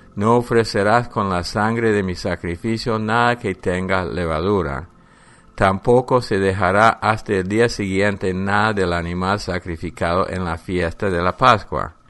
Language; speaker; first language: Spanish; non-native, fluent; English